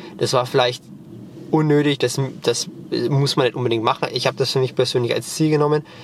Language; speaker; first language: German; native; German